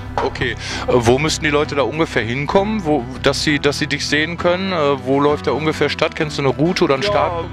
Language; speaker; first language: German; native; German